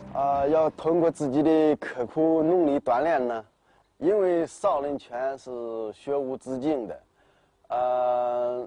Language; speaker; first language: Chinese; native; Chinese